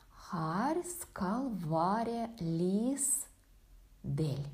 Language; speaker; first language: Norwegian; non-native, fluent; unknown